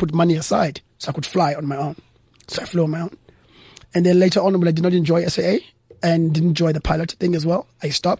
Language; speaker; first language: English; non-native, local second language; Xhosa